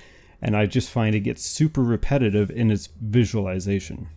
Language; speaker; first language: English; native; English